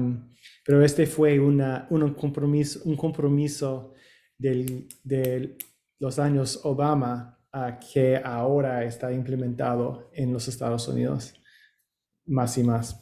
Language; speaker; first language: Spanish; non-native, learner; English